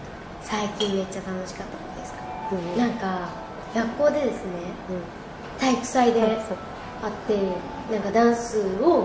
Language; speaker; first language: Japanese; native; Japanese